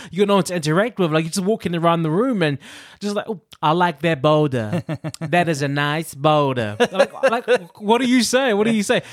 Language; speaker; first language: English; native; English